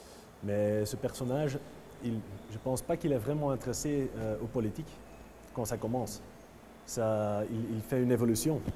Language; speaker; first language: French; non-native, local second language; Dutch